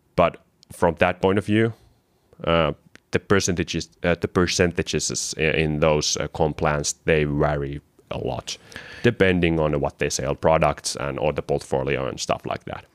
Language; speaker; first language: English; non-native, fluent; Finnish